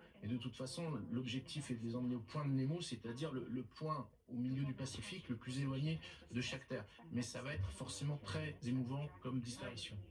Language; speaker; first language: French; native; French